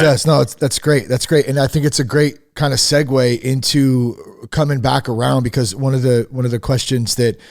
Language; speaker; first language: English; native; English